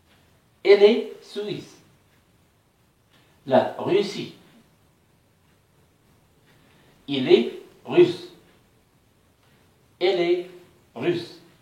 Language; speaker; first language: French; non-native, fluent; Arabic